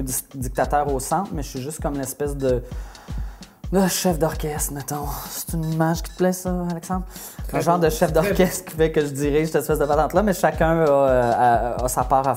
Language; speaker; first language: French; native; French